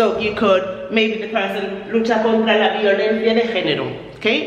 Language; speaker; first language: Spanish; non-native, fluent; English